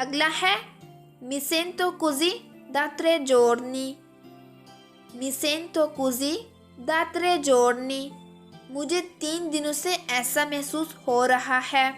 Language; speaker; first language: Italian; non-native, fluent; Urdu